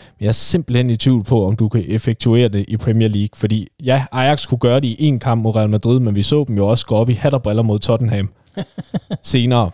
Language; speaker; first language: Danish; native; Danish